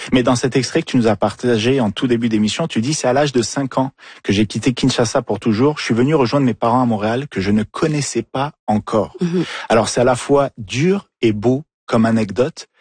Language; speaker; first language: French; native; French